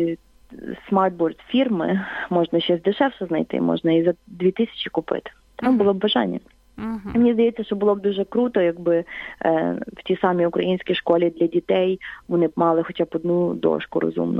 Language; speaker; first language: Ukrainian; native; Ukrainian